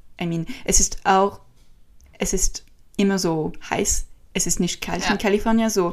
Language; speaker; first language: German; non-native, learner; French